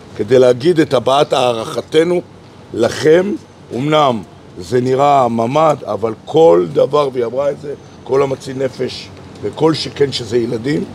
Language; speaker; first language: Hebrew; native; Hebrew